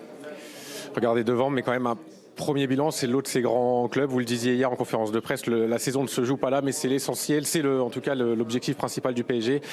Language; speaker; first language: French; native; French